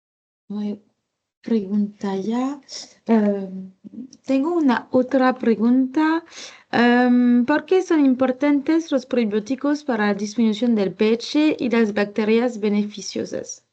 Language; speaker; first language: Spanish; non-native, learner; French